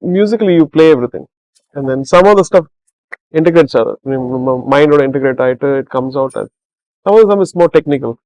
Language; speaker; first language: English; non-native, local second language; Tamil